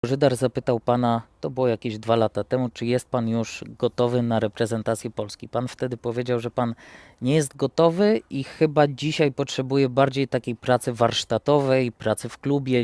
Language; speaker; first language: Polish; native; Polish